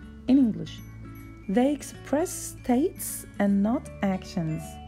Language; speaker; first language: English; non-native, fluent; Arabic